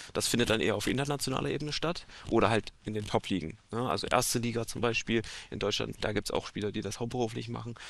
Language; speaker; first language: German; native; German